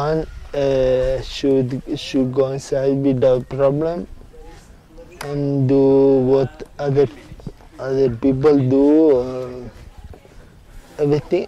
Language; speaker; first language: English; non-native, learner; Italian